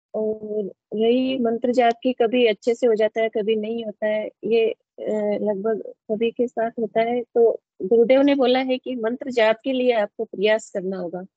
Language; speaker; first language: Hindi; native; Hindi